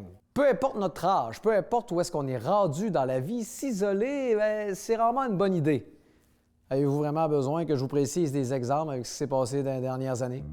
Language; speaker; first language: French; native; French